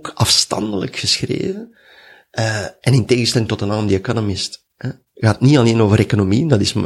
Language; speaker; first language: Dutch; native; Dutch